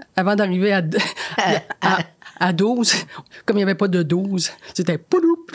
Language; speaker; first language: French; native; French